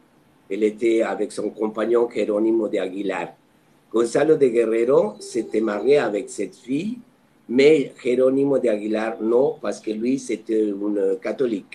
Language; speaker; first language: French; non-native, fluent; Spanish